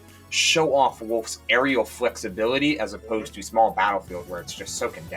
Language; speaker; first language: English; native; English